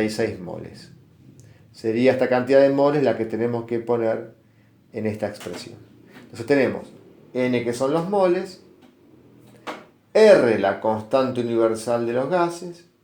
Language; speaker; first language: Spanish; native; Spanish